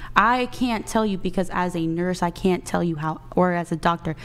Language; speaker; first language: English; early bilingual, other home language; Portuguese